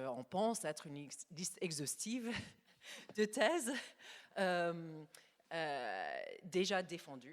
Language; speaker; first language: French; non-native, fluent; English